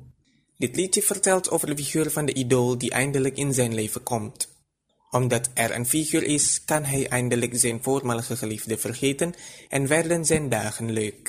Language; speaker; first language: Dutch; non-native, fluent; Indonesian